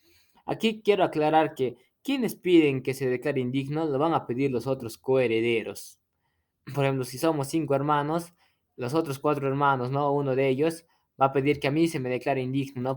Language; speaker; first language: Spanish; native; Spanish